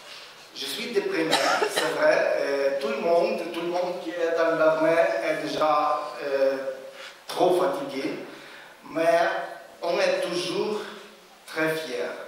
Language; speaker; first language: French; non-native, fluent; Ukrainian